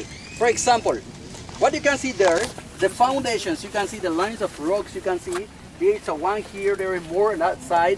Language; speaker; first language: English; non-native, fluent; Spanish